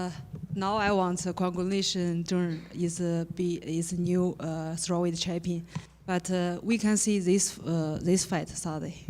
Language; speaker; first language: English; non-native, learner; Chinese